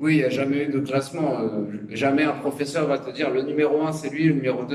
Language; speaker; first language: French; native; French